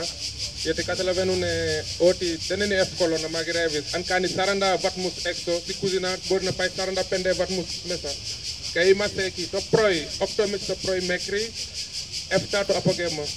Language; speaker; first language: Greek; non-native, fluent; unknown